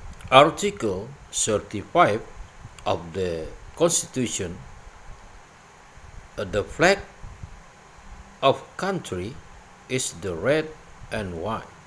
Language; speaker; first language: English; non-native, fluent; Indonesian